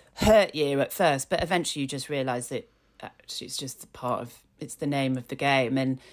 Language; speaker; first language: English; native; English